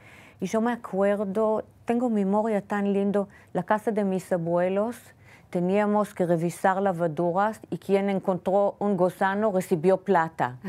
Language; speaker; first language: Spanish; non-native, fluent; Hebrew